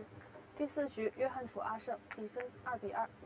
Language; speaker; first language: Chinese; native; Chinese